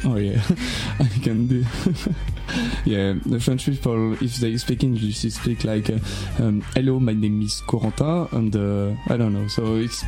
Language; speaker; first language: English; non-native, learner; French